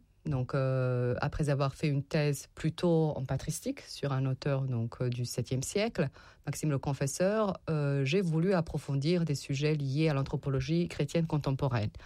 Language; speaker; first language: French; non-native, fluent; Serbian